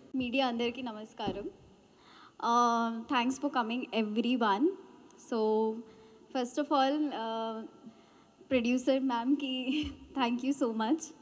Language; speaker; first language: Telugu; non-native, local second language; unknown